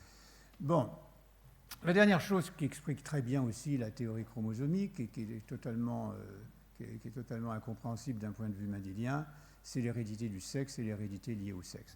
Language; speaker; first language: French; native; French